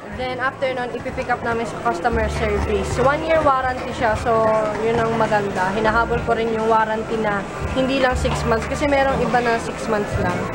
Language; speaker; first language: Filipino; early bilingual, heritage; Filipino